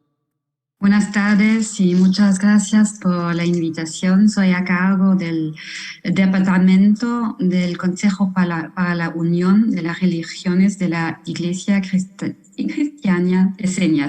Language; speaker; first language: Spanish; non-native, fluent; German